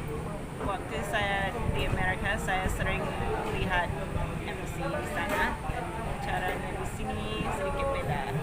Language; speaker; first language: Indonesian; non-native, fluent; English